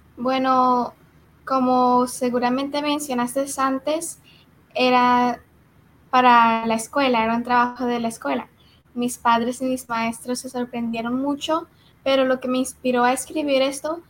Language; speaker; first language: Spanish; early bilingual, heritage; Spanish